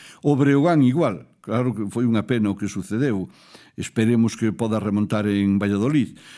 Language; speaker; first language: Galician; native; Galician